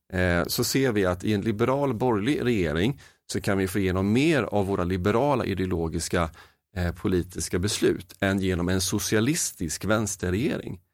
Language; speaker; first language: Swedish; native; Swedish